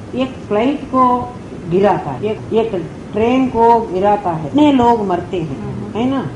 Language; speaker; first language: Hindi; non-native, local second language; Telugu